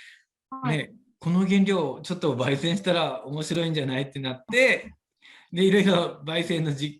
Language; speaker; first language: Japanese; native; Japanese